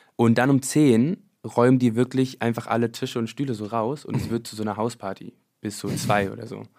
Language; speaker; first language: German; early bilingual, other home language; English